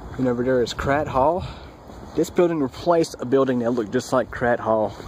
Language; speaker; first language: English; native; English